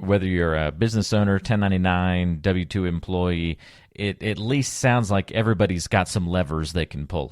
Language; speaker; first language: English; native; English